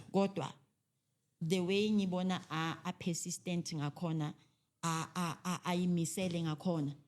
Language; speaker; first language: Zulu; non-native, local second language; Southern Sotho